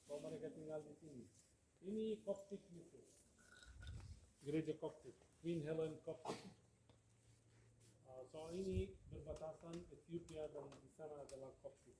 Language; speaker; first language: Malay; non-native, fluent; Arabic